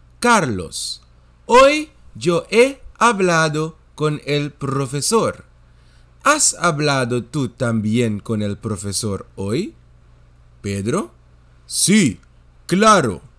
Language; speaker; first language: Spanish; non-native, fluent; Dutch